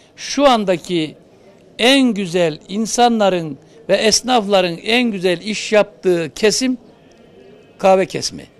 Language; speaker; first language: Turkish; native; Turkish